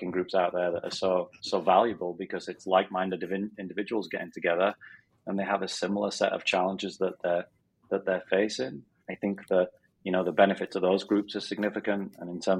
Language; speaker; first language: English; native; English